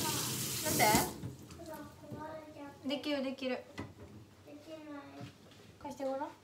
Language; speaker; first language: Japanese; native; Japanese